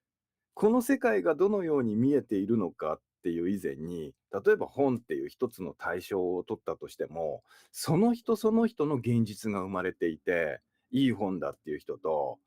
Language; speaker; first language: Japanese; native; Japanese